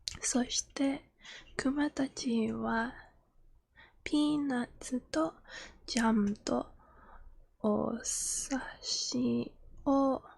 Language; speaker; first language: Japanese; non-native, learner; English